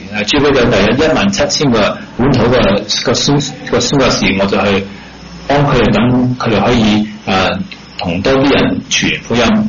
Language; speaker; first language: Chinese; early bilingual, heritage; Cantonese